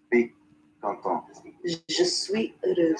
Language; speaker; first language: French; non-native, learner; English